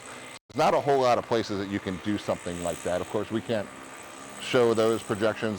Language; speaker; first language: English; native; English